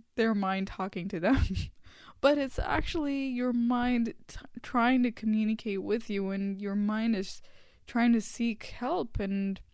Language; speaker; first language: English; non-native, local second language; Hindi